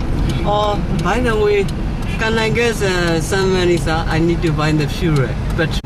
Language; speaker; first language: English; non-native, learner; Burmese